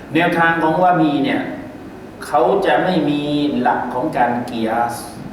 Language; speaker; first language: Thai; native; Thai